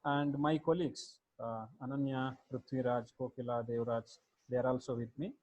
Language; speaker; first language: English; non-native, local second language; Kannada